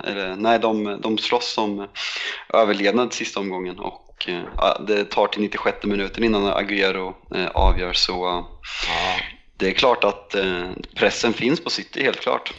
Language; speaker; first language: Swedish; native; Swedish